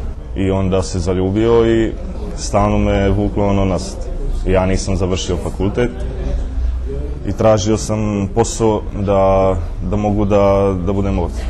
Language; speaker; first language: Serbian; non-native, fluent; Czech